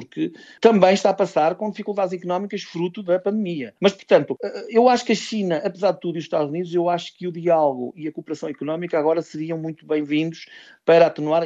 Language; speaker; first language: Portuguese; native; Portuguese